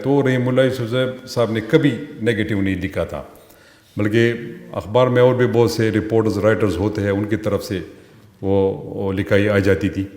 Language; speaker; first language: Urdu; non-native, local second language; Pashto